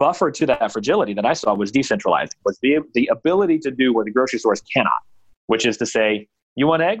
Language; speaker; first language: English; native; English